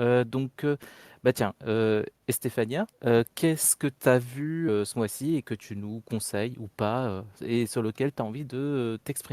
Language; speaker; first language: French; native; French